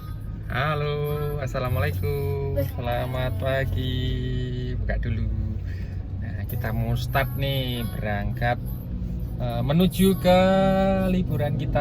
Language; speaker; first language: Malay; non-native, local second language; Javanese